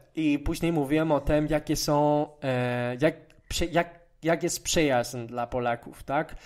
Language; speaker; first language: Polish; non-native, fluent; Spanish